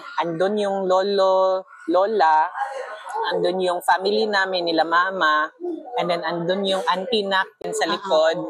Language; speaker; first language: Filipino; non-native, local second language; Cebuano